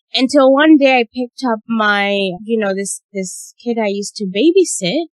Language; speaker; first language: English; non-native, local second language; Ganda